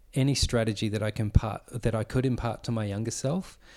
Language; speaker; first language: English; native; English